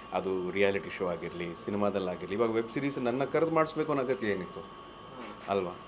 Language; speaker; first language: Kannada; native; Kannada